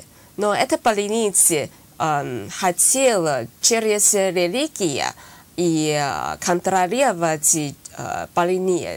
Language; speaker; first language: Russian; non-native, learner; Chinese